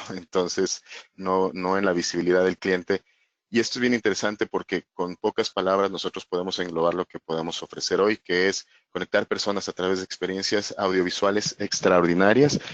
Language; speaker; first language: Spanish; native; Spanish